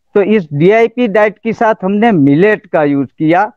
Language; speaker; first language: Hindi; non-native, local second language; Gujarati